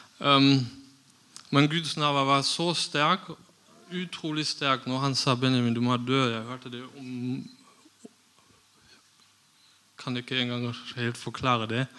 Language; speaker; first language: Norwegian; non-native, fluent; German